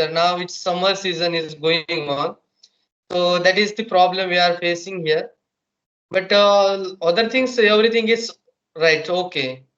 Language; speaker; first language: English; non-native, local second language; Marathi